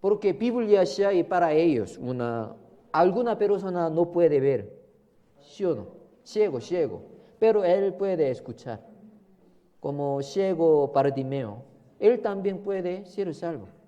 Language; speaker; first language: Spanish; non-native, learner; Korean